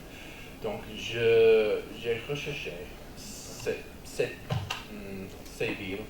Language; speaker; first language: French; non-native, learner; English